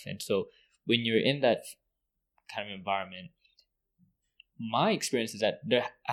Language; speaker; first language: English; native; English